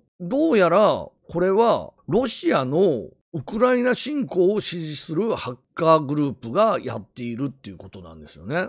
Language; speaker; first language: Japanese; native; Japanese